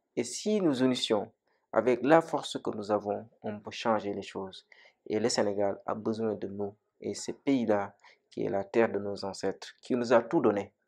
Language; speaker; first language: French; non-native, local second language; Wolof